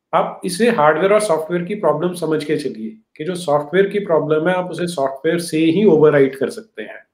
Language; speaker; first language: Hindi; native; Hindi